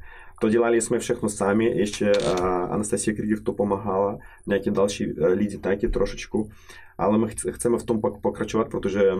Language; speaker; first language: Czech; non-native, fluent; Russian